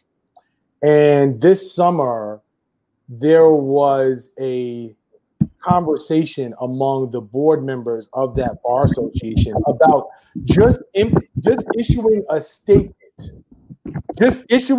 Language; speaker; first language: English; native; English